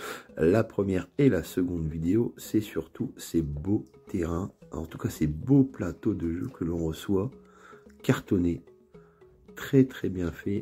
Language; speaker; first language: French; native; French